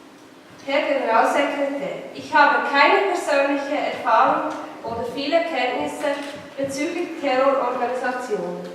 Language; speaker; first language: German; non-native, fluent; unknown